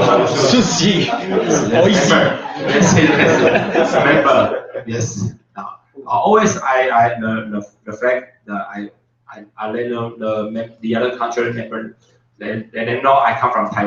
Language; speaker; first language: English; non-native, learner; Chinese